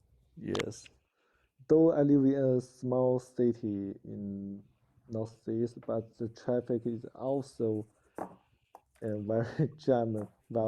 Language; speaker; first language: English; non-native, learner; Chinese